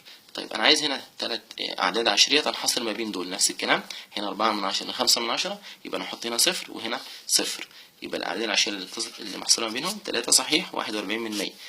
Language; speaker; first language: Arabic; native; Arabic